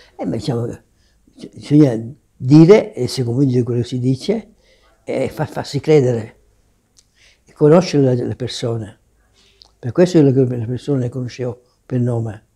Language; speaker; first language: Italian; native; Italian